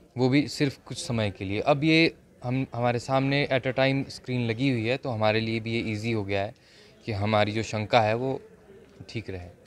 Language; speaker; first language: Hindi; native; Hindi